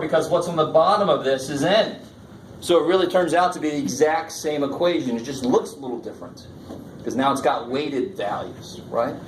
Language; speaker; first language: English; native; English